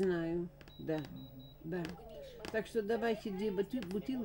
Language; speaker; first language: Russian; non-native, fluent; Dutch